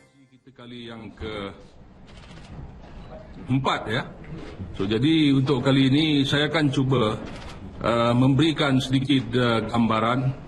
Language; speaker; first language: Malay; native; Malay